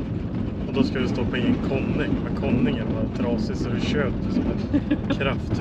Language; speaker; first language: Swedish; native; Swedish